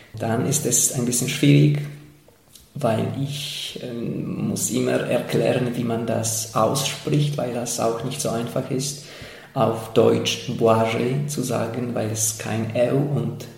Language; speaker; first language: German; non-native, fluent; Polish